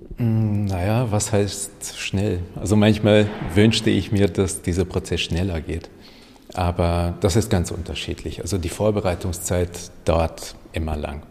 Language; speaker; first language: German; non-native, fluent; Hungarian